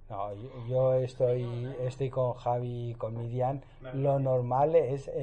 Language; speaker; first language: Spanish; native; Spanish